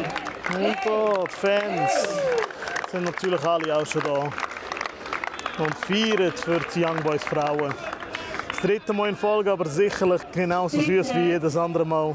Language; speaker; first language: German; native; German